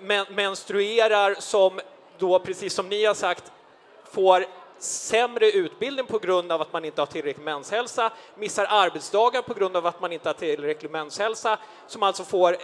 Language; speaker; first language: Swedish; native; Swedish